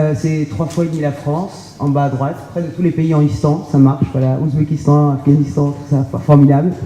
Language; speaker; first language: French; early bilingual, other home language; Persian